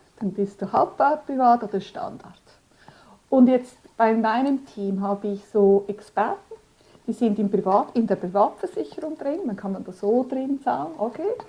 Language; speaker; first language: German; early bilingual, other home language; Spanish